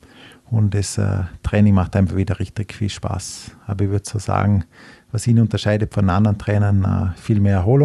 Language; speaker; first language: German; native; German